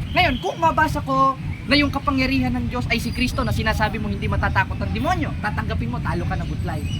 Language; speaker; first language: Filipino; non-native, local second language; Cebuano